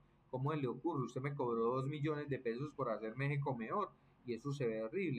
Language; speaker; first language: Spanish; native; Spanish